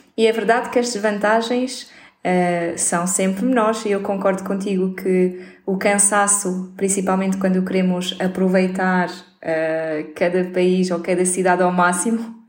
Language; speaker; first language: Portuguese; native; Portuguese